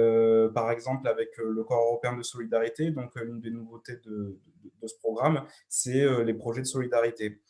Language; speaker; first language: French; native; French